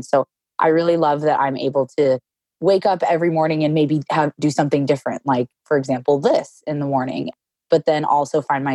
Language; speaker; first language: English; native; English